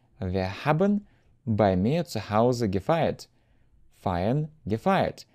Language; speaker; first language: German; non-native, fluent; Russian